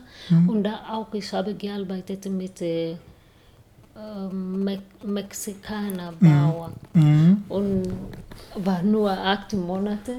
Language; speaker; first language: German; non-native, learner; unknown